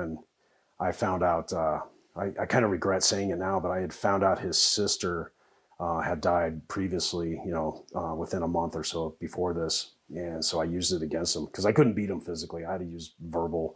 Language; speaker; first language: English; native; English